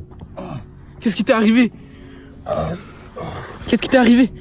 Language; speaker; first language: French; native; French